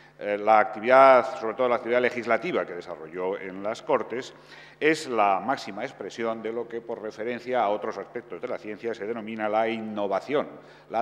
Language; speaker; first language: Spanish; native; Spanish